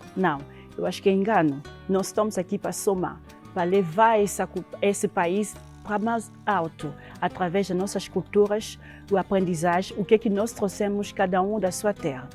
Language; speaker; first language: Portuguese; non-native, fluent; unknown